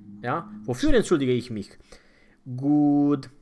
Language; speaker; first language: German; non-native, fluent; Romanian